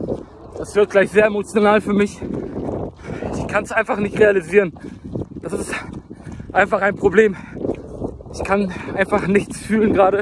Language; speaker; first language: German; early bilingual, other home language; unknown